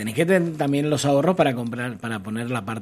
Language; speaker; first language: Spanish; native; Spanish